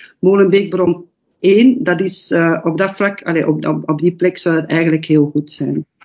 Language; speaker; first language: Dutch; native; Dutch